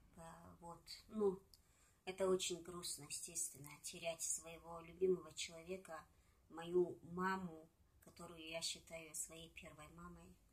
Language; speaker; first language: Russian; non-native, local second language; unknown